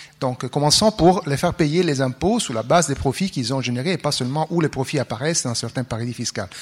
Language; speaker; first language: French; non-native, fluent; Italian